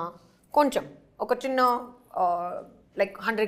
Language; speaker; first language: Telugu; non-native, learner; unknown